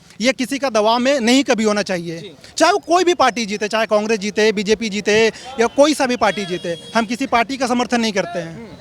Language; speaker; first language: Hindi; native; Hindi